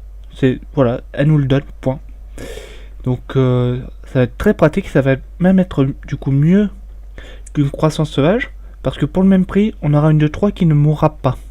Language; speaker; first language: French; native; French